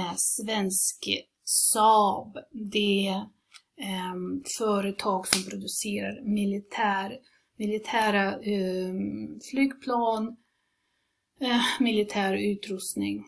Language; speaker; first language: Swedish; non-native, fluent; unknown